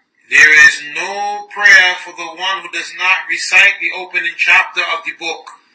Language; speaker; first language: English; native; English